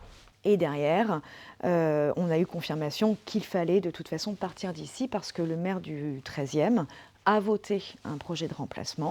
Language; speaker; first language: French; native; French